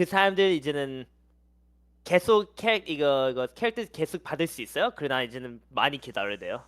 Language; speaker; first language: Korean; early bilingual, heritage; Korean